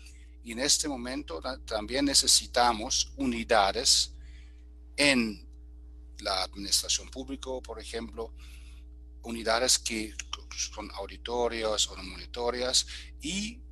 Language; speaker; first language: Spanish; non-native, fluent; German